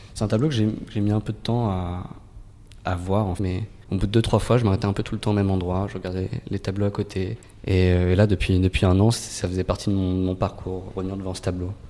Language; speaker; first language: French; native; French